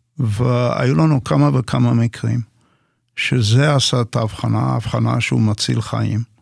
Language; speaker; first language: Hebrew; non-native, fluent; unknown